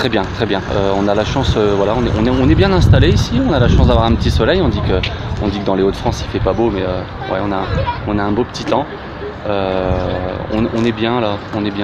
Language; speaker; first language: French; native; French